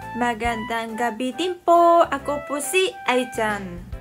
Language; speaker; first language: Filipino; non-native, learner; Japanese